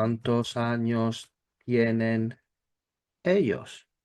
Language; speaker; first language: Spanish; non-native, learner; English